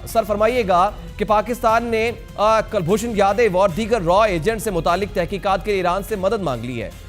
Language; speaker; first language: Urdu; native; Urdu